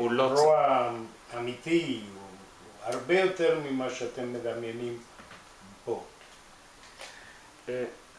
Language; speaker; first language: Hebrew; non-native, fluent; Spanish